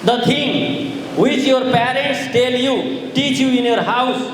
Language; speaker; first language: English; non-native, local second language; Nepali